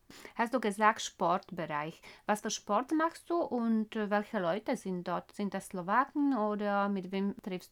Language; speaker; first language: German; non-native, fluent; Slovak